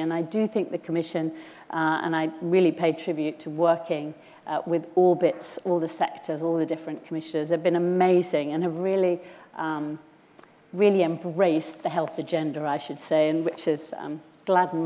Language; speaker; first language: English; native; English